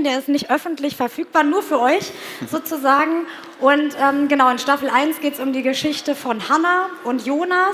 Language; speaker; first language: German; native; German